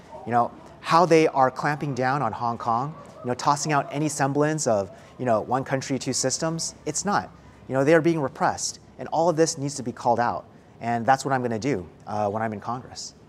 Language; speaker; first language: English; early bilingual, other home language; Chinese